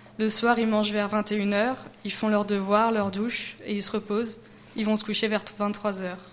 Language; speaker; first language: French; native; French